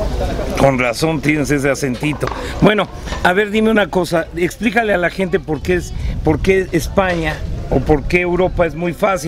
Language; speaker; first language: Spanish; native; Spanish